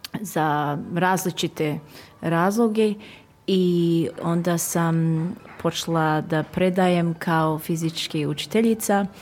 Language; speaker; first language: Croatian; early bilingual, heritage; Serbian